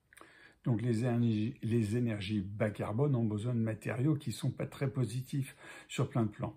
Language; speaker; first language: French; native; French